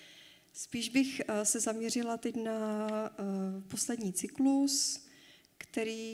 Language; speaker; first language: Czech; native; Czech